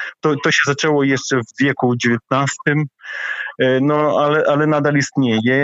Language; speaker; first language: Polish; non-native, fluent; Ukrainian